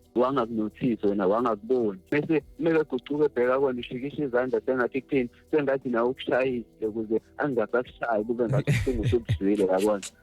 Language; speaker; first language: Zulu; native; Zulu